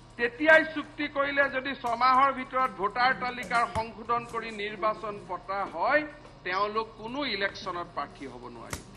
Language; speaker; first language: Assamese; native; Assamese